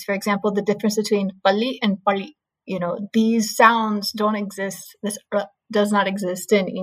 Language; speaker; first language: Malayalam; non-native, learner; English